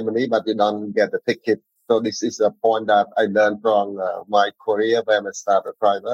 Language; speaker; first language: English; non-native, learner; Khmer